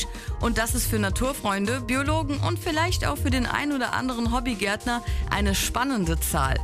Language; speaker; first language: German; native; German